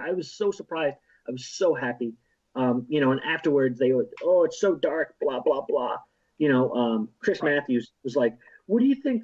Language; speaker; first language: English; native; English